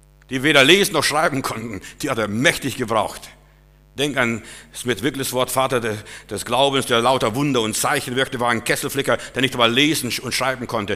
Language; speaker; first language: German; non-native, fluent; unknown